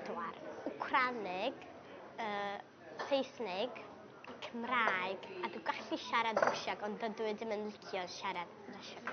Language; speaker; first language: Welsh; early bilingual, other home language; Ukrainian